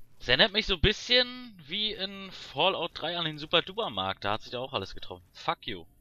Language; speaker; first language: German; native; German